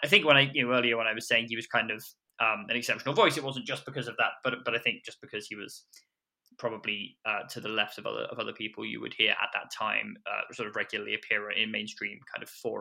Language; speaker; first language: English; native; English